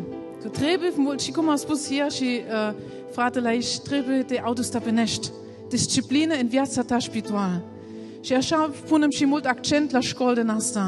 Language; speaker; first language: Romanian; non-native, learner; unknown